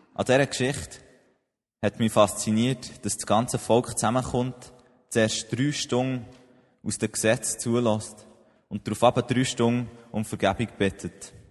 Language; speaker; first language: German; native; German